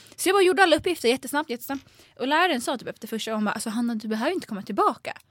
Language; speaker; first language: Swedish; early bilingual, other home language; Tigrinya